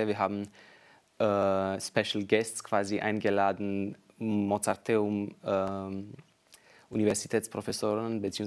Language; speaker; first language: German; non-native, fluent; Romanian